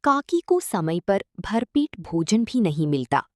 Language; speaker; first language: Hindi; non-native, local second language; Malayalam